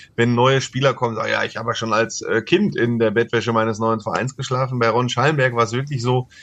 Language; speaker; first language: German; native; German